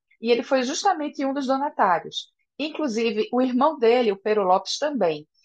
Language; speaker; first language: Portuguese; native; Portuguese